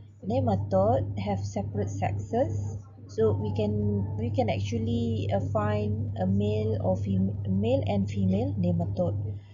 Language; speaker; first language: English; non-native, local second language; Malay